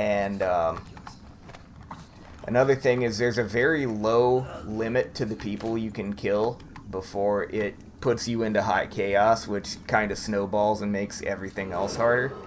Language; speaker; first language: English; native; English